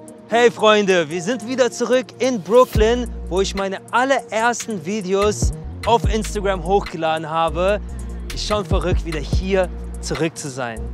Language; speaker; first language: German; native; German